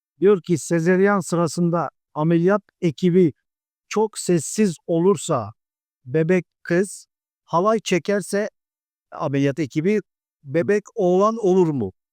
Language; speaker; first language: Turkish; native; Turkish